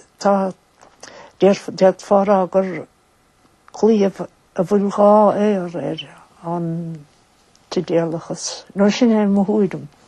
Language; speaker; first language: Irish; native; Irish